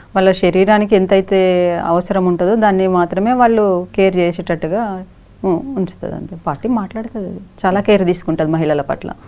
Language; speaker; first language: Telugu; native; Telugu